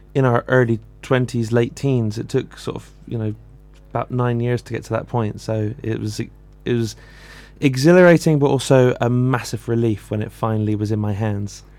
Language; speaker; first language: English; native; English